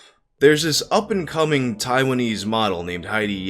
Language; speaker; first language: English; native; English